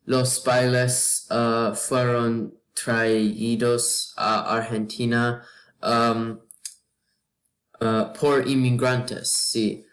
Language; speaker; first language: Spanish; non-native, learner; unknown